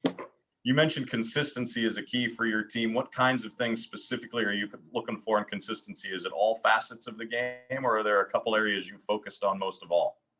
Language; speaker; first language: English; native; English